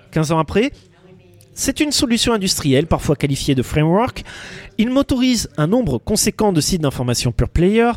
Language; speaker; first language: French; native; French